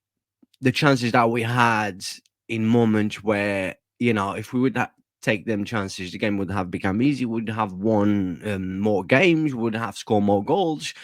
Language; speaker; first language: English; non-native, fluent; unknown